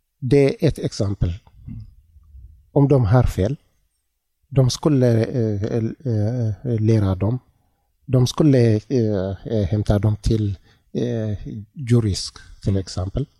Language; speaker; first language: Swedish; non-native, learner; Tigrinya